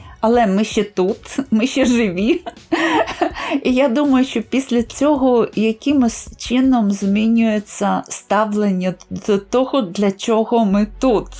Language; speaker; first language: Ukrainian; native; Ukrainian